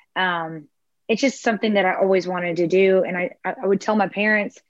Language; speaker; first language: English; native; English